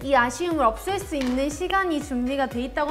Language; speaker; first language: Korean; native; Korean